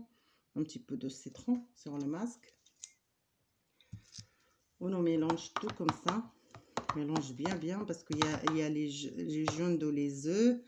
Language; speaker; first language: French; non-native, learner; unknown